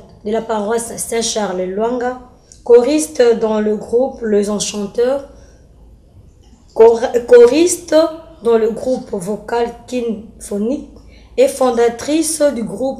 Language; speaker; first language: French; non-native, local second language; Lingala